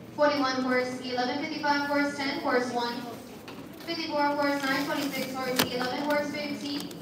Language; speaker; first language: English; native; English